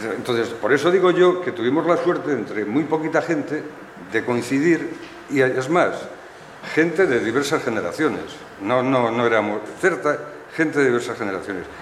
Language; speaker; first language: Spanish; native; Spanish